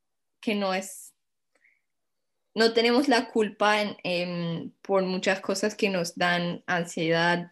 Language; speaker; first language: Spanish; non-native, fluent; English